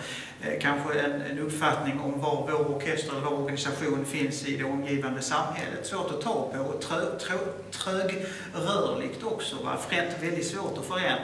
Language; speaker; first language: Swedish; native; Swedish